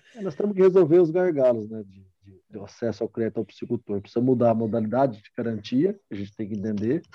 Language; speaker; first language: Portuguese; native; Portuguese